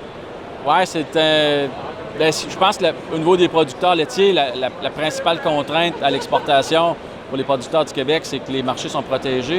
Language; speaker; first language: French; native; French